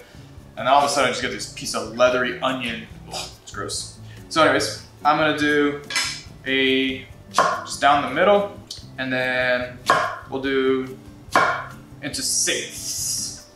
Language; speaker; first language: English; native; English